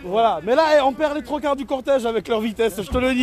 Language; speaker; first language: French; native; French